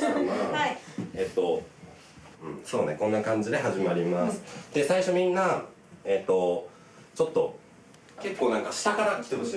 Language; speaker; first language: Japanese; native; Japanese